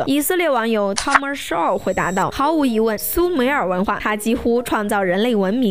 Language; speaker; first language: Chinese; native; Chinese